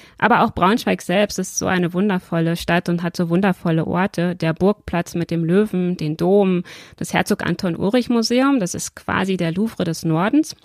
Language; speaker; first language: German; native; German